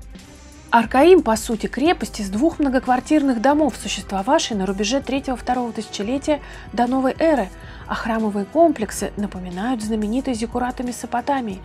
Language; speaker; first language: Russian; native; Russian